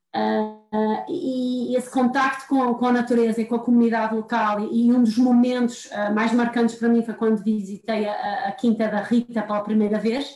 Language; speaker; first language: Portuguese; native; Portuguese